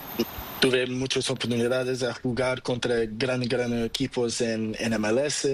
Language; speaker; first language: Spanish; non-native, learner; Portuguese